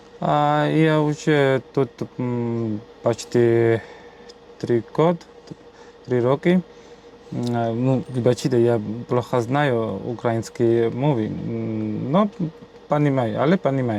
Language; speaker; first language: Ukrainian; non-native, learner; Georgian